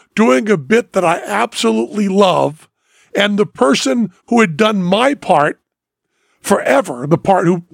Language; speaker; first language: English; native; English